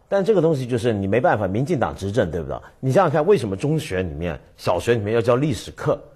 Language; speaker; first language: Chinese; native; Chinese